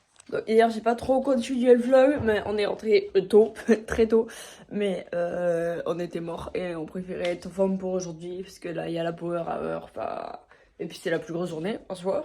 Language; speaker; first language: French; native; French